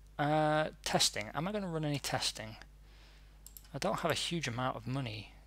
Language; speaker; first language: English; native; English